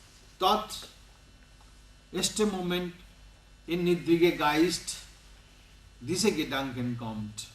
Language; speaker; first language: German; non-native, learner; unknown